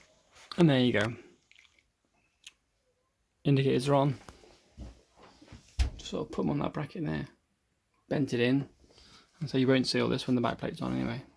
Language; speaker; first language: English; native; English